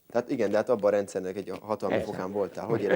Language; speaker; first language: Hungarian; native; Hungarian